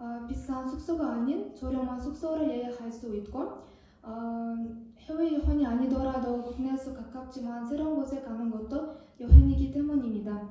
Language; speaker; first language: Korean; non-native, learner; Kazakh